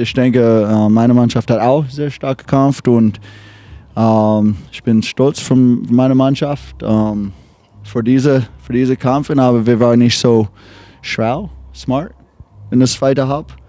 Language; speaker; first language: German; non-native, learner; English